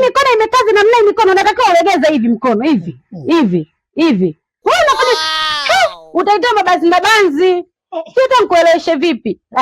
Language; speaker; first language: Swahili; native; Swahili